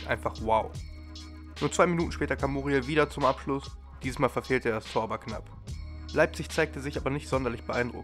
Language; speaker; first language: German; native; German